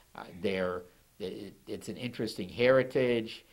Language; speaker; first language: English; native; English